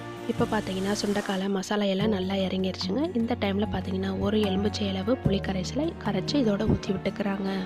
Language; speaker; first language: Tamil; native; Tamil